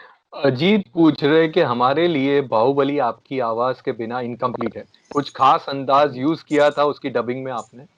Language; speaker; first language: Hindi; native; Hindi